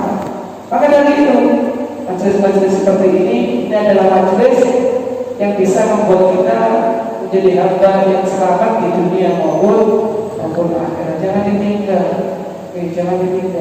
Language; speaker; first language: Indonesian; native; Indonesian